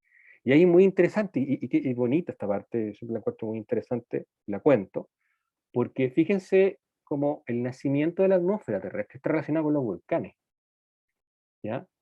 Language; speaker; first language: Spanish; native; Spanish